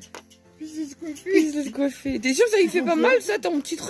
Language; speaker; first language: French; native; French